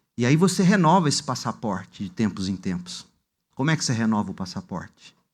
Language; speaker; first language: Portuguese; native; Portuguese